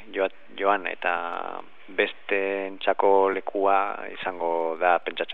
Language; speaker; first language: Basque; non-native, learner; Spanish